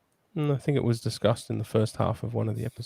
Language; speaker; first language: English; native; English